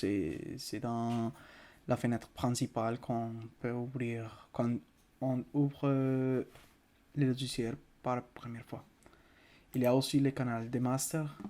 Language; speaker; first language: French; non-native, fluent; Spanish